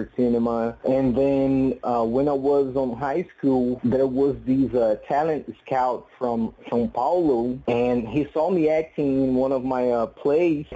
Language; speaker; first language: English; non-native, fluent; Portuguese